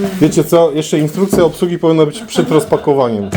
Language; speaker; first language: Polish; native; Polish